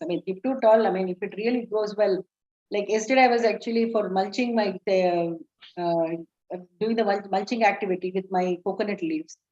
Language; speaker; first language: English; non-native, local second language; Kannada